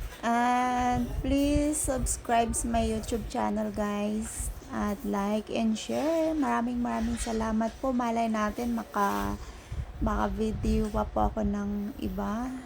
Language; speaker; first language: Filipino; non-native, local second language; Cebuano